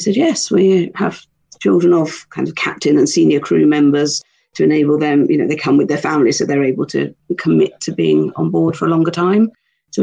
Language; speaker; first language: English; native; English